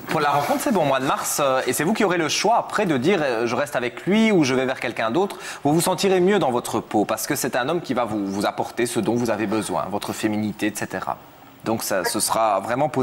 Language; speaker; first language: French; native; French